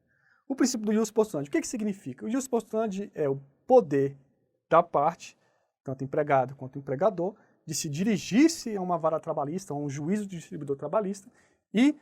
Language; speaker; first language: Portuguese; native; Portuguese